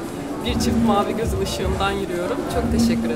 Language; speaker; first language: Turkish; native; Turkish